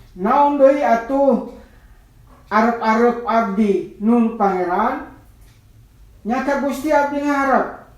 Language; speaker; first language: Sundanese; non-native, local second language; Nias